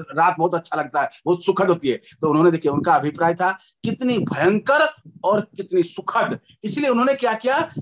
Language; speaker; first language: Hindi; native; Hindi